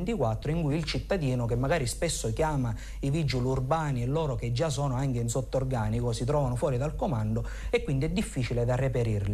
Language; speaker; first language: Italian; native; Italian